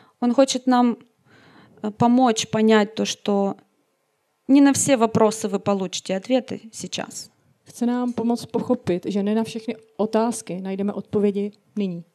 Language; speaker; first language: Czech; non-native, learner; Russian